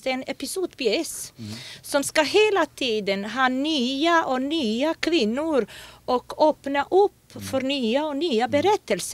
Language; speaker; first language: Swedish; non-native, fluent; Bosnian